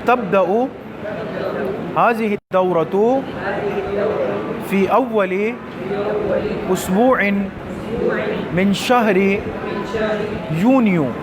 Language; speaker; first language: Arabic; non-native, fluent; Urdu